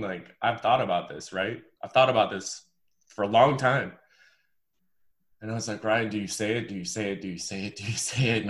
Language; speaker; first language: English; native; English